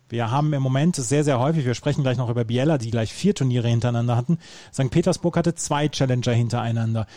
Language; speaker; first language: German; native; German